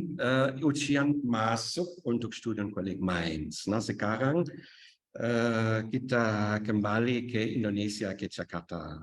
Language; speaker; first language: Indonesian; non-native, fluent; German